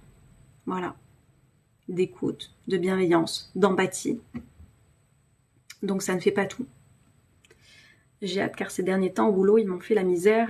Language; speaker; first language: French; native; French